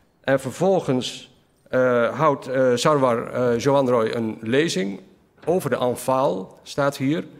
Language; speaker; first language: Dutch; native; Dutch